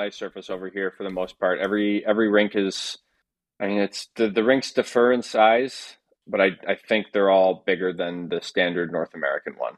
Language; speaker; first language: English; native; English